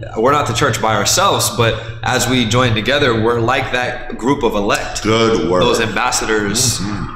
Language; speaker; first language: English; native; English